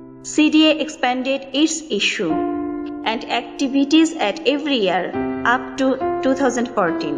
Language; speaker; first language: English; non-native, local second language; Bangla